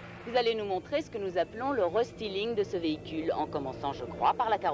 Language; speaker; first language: French; native; French